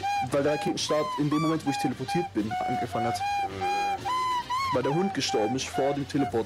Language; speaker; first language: German; native; German